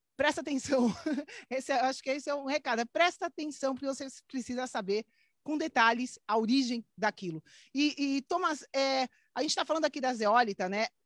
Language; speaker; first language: Portuguese; native; Portuguese